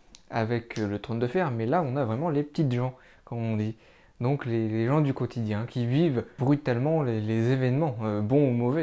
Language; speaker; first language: French; native; French